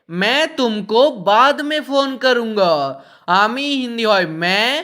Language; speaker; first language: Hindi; non-native, fluent; Bangla